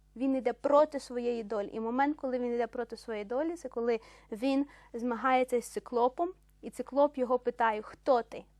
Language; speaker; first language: Ukrainian; native; Ukrainian